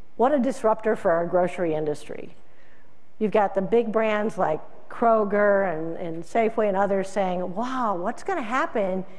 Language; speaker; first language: English; native; English